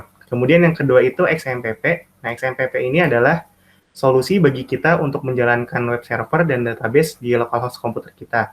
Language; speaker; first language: Indonesian; native; Indonesian